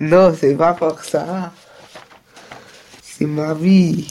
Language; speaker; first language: French; early bilingual, other home language; Chinese